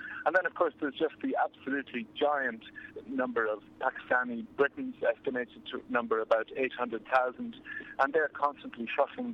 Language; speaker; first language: English; native; English